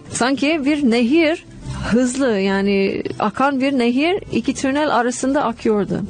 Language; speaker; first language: Turkish; non-native, fluent; English